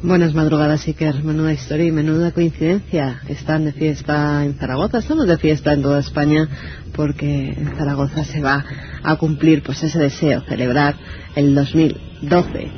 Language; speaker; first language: Spanish; native; Spanish